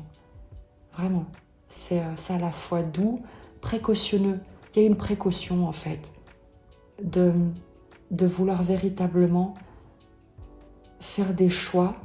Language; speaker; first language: French; native; French